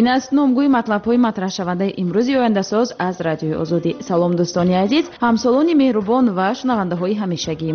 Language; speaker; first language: Tajik; native; Tajik